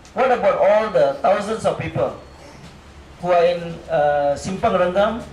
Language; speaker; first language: English; non-native, local second language; Tamil